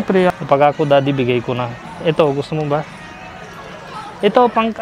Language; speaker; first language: Filipino; non-native, learner; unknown